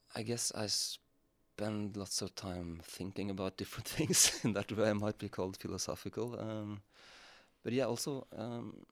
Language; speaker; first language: English; non-native, fluent; Norwegian